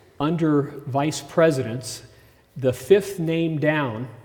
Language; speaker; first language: English; early bilingual, other home language; German